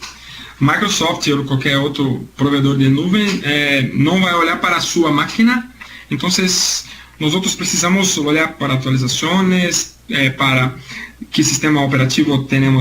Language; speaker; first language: Spanish; non-native, learner; Portuguese